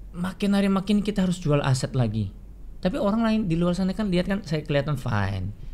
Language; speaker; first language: Indonesian; non-native, fluent; Korean